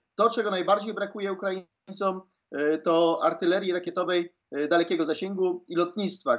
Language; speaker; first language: Polish; native; Polish